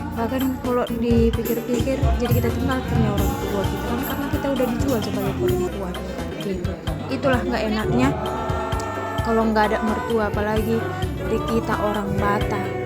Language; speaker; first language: Indonesian; native; Indonesian